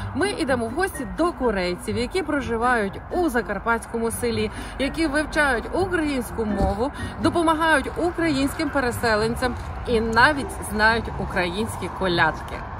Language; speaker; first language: Ukrainian; native; Ukrainian